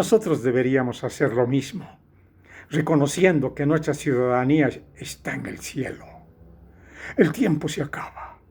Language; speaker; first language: Spanish; native; Spanish